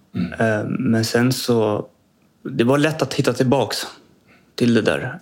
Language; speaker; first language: Swedish; native; Swedish